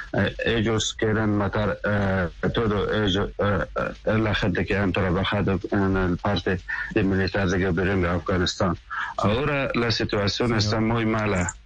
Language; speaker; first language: Spanish; non-native, learner; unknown